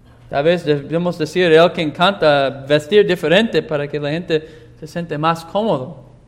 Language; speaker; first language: Spanish; non-native, fluent; English